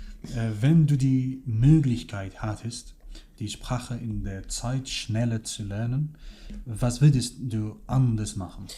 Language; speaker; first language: German; non-native, fluent; Kurdish